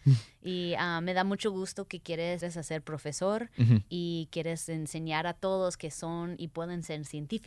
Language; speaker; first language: Spanish; early bilingual, heritage; English